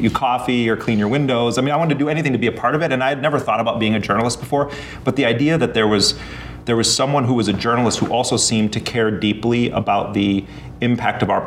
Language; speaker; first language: English; native; English